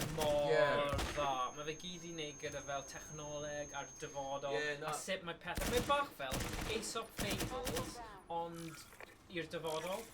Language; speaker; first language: Welsh; non-native, local second language; English